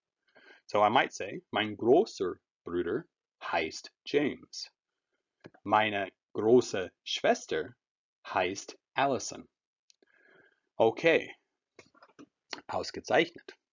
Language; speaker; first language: German; non-native, fluent; English